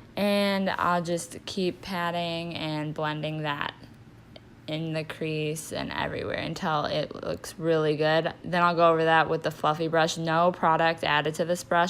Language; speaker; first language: English; native; English